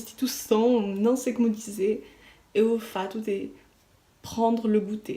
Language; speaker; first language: Portuguese; non-native, learner; French